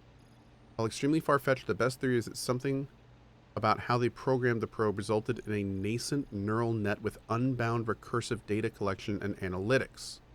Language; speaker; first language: English; native; English